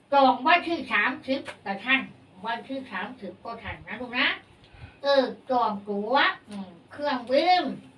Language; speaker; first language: Thai; native; Thai